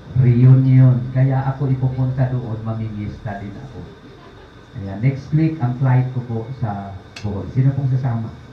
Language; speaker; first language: Filipino; non-native, local second language; Cebuano